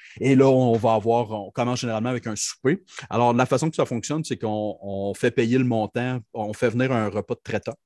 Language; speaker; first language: French; native; French